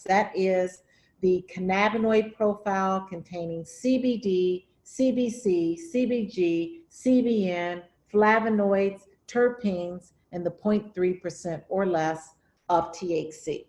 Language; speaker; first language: English; native; English